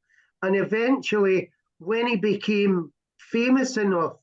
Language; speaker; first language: English; native; English